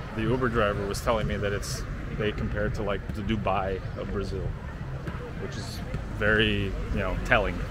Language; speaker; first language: English; native; English